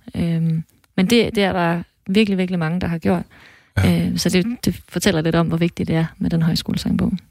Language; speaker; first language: Danish; native; Danish